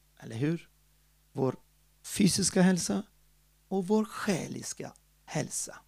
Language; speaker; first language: Swedish; non-native, fluent; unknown